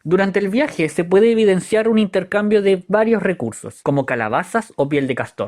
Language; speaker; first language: Spanish; native; Spanish